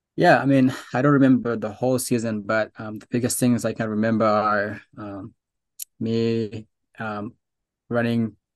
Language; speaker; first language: English; non-native, local second language; Arabic